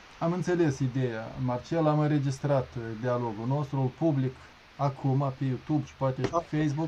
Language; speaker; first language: Romanian; native; Romanian